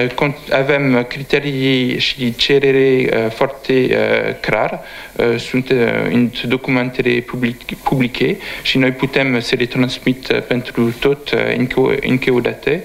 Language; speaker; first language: Romanian; non-native, learner; French